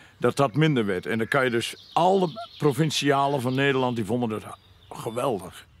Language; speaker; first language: Dutch; native; Dutch